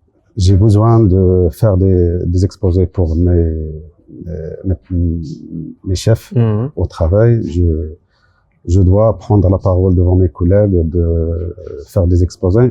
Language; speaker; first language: French; non-native, local second language; Arabic